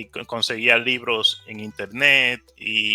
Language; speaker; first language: Spanish; native; Spanish